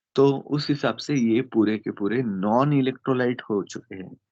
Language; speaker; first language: Hindi; non-native, local second language; Marathi